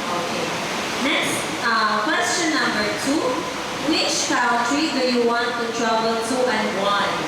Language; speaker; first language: English; non-native, fluent; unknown